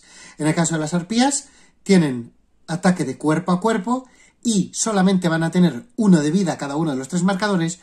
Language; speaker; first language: Spanish; native; Spanish